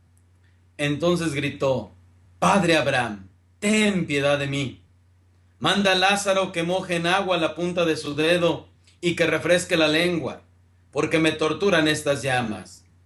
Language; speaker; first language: Spanish; native; Spanish